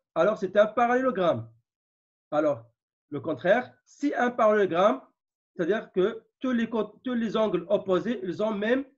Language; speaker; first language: French; non-native, local second language; Arabic